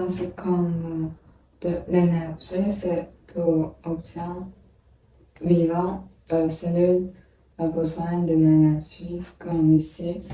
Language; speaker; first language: French; non-native, learner; Chinese